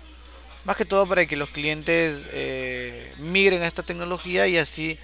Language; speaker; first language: Spanish; native; Spanish